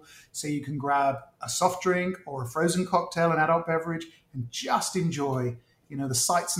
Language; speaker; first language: English; native; English